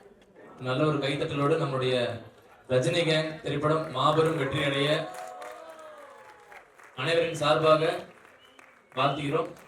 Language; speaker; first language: Tamil; native; Tamil